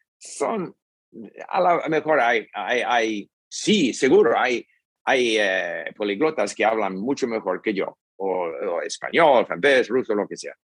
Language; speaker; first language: Spanish; non-native, fluent; English